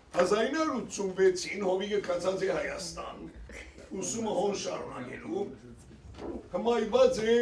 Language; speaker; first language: Armenian; early bilingual, heritage; Armenian